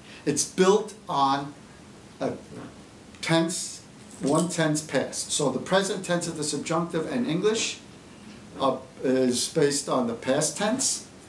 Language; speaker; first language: English; native; English